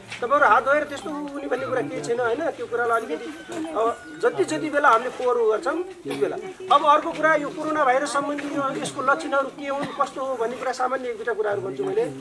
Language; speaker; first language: Nepali; non-native, local second language; Dangaura Tharu